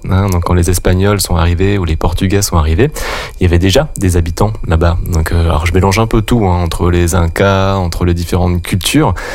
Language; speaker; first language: French; native; French